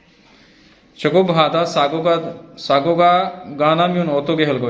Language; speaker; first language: Korean; non-native, fluent; Punjabi